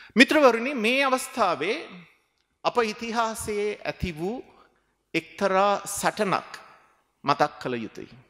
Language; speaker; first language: Sinhala; non-native, local second language; Tamil